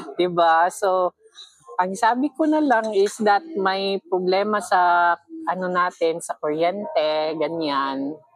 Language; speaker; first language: Filipino; non-native, local second language; Cebuano